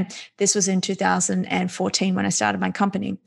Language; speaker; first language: English; native; English